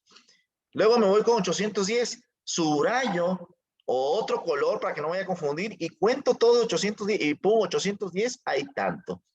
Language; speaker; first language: Spanish; native; Spanish